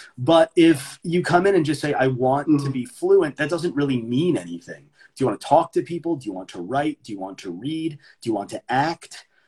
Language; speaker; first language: English; native; English